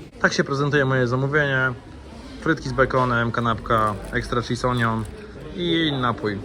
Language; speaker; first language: Polish; native; Polish